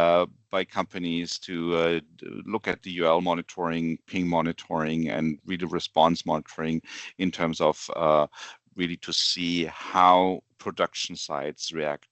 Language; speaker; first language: English; non-native, fluent; German